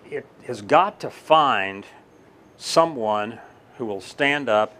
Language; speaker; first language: English; native; English